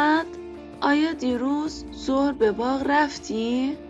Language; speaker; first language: Persian; non-native, fluent; Arabic